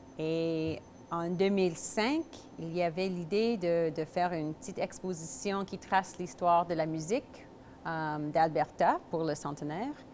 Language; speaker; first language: French; non-native, local second language; English